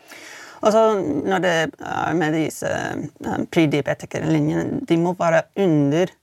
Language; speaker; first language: Swedish; non-native, fluent; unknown